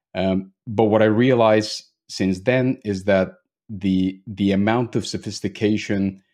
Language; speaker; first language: English; non-native, fluent; Spanish